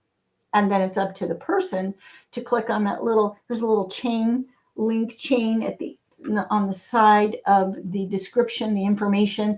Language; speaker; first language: English; native; English